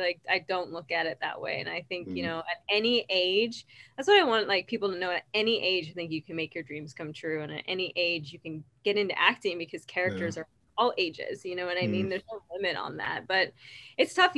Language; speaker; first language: English; native; English